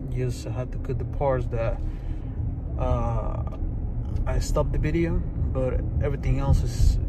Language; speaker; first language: English; non-native, fluent; Spanish